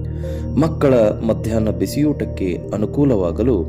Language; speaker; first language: Kannada; native; Kannada